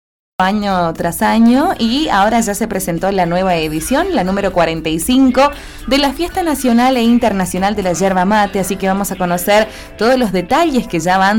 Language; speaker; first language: Spanish; native; Spanish